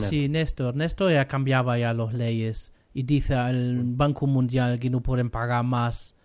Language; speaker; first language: Spanish; non-native, learner; German